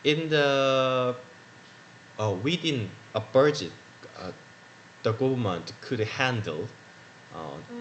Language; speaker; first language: English; non-native, learner; Korean